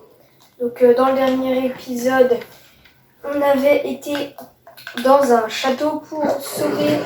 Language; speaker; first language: French; native; French